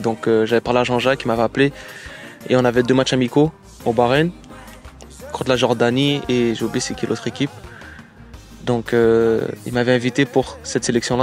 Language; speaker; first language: French; native; French